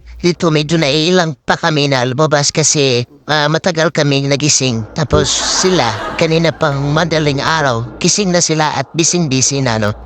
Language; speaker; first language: Filipino; native; Filipino